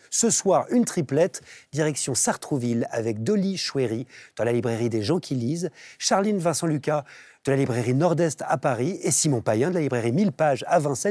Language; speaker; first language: French; native; French